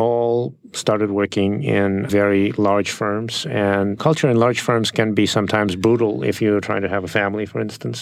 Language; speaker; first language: English; non-native, fluent; Russian